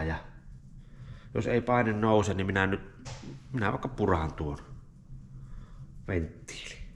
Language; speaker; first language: Finnish; native; Finnish